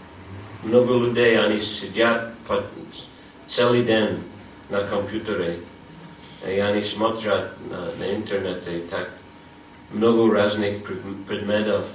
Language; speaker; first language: Russian; non-native, fluent; English